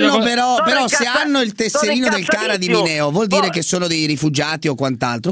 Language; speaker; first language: Italian; native; Italian